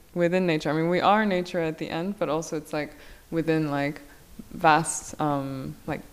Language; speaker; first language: English; non-native, local second language; Korean